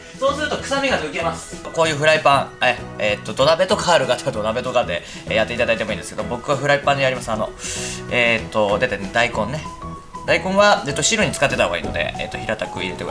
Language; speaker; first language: Japanese; native; Japanese